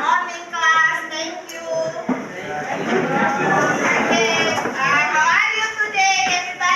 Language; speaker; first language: English; non-native, learner; Indonesian